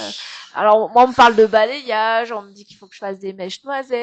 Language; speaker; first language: French; native; French